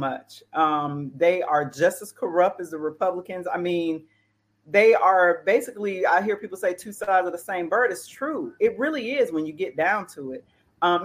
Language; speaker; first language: English; native; English